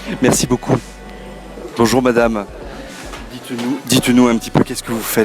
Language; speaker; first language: French; native; French